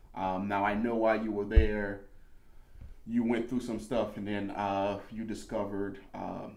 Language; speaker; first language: English; native; English